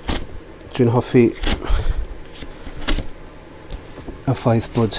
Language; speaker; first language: Welsh; non-native, local second language; English